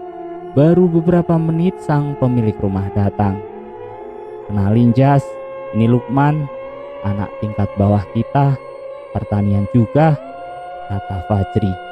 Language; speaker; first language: Indonesian; native; Indonesian